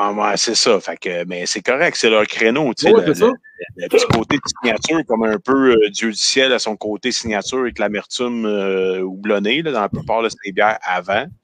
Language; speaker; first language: French; native; French